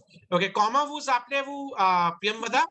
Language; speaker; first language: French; non-native, fluent; Hindi